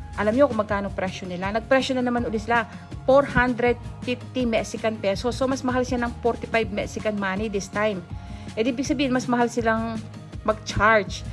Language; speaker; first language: Filipino; non-native, local second language; Pampanga